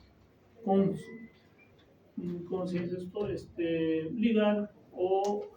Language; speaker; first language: Spanish; native; Spanish